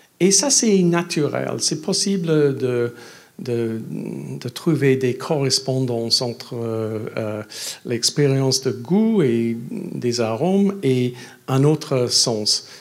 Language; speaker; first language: French; non-native, learner; English